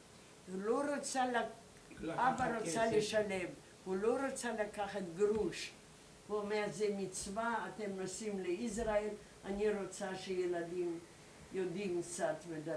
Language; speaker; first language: Hebrew; non-native, learner; German